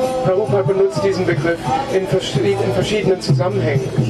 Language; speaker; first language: German; native; German